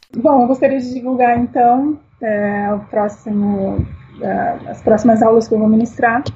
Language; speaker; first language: Portuguese; native; Portuguese